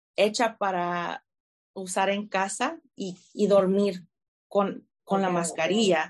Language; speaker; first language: Spanish; early bilingual, heritage; Spanish